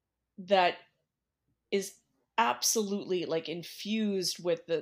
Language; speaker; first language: English; native; English